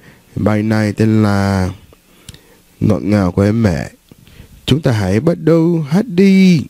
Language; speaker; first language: Vietnamese; non-native, learner; English